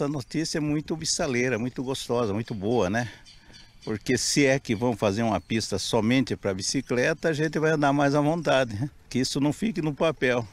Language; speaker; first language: Portuguese; native; Portuguese